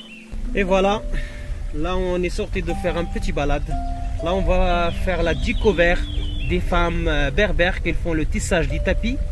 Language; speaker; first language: French; non-native, local second language; Arabic